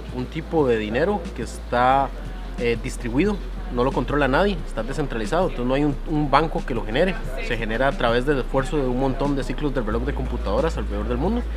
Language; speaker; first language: Spanish; native; Spanish